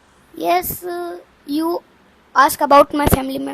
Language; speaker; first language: English; non-native, learner; Hindi